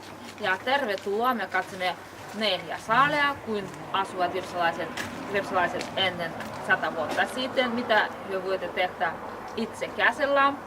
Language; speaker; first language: Finnish; non-native, learner; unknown